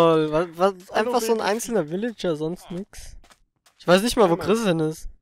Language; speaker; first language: German; native; German